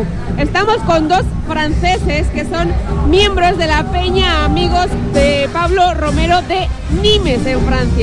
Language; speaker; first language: Spanish; native; Spanish